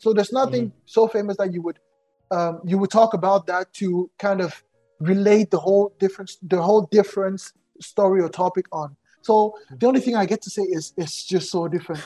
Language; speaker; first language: English; non-native, local second language; French